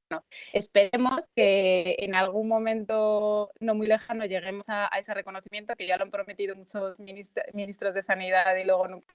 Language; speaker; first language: Spanish; early bilingual, other home language; Arabic